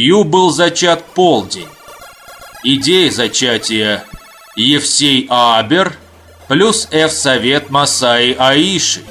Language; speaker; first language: Russian; native; Russian